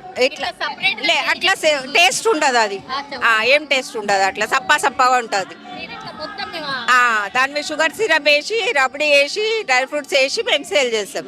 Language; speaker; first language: Telugu; native; Telugu